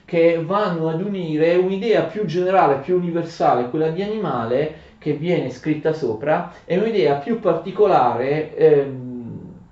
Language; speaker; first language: Italian; native; Italian